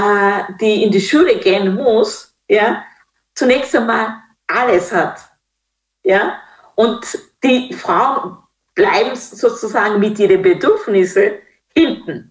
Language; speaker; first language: German; non-native, fluent; Kinyarwanda